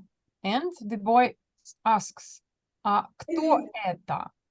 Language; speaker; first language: English; non-native, fluent; Russian